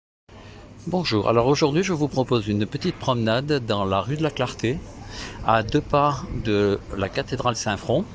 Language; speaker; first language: French; native; French